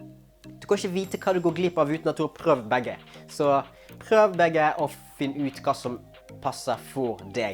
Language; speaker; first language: Norwegian; native; Norwegian